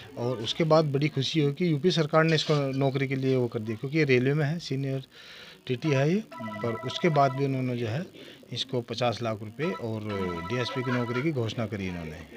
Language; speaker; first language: Hindi; native; Hindi